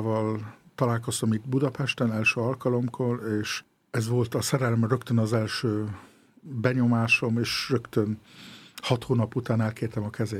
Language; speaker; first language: Hungarian; early bilingual, heritage; Hungarian